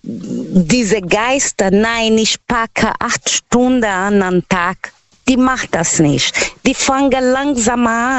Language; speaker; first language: German; non-native, learner; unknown